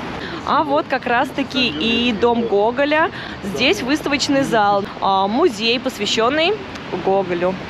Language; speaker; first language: Russian; native; Russian